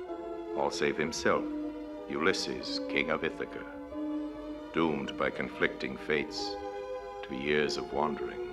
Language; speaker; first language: English; native; English